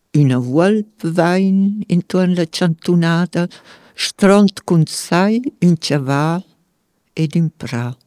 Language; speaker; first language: German; non-native, fluent; Romansh